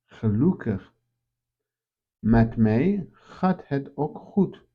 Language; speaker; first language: Dutch; non-native, fluent; Turkish